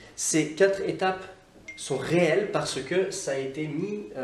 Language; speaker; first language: French; native; French